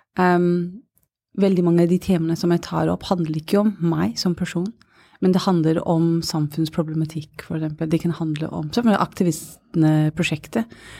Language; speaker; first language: Norwegian; non-native, fluent; English